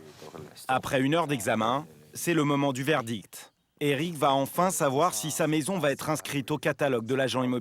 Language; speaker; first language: French; native; French